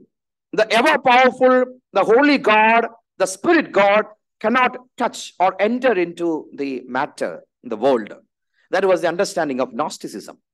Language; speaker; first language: English; non-native, local second language; Malayalam